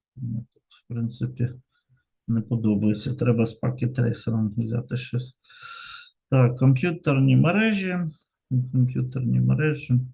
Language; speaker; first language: Ukrainian; non-native, local second language; Russian